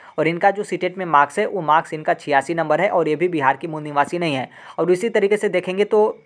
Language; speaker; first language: Hindi; native; Hindi